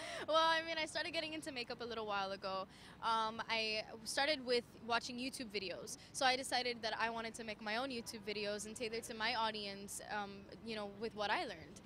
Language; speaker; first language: English; early bilingual, other home language; Spanish